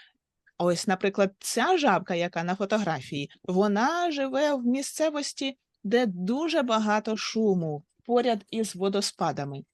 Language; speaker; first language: Ukrainian; native; Ukrainian